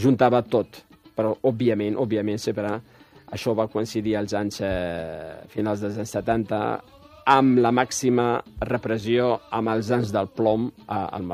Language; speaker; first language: Catalan; non-native, fluent; Riffian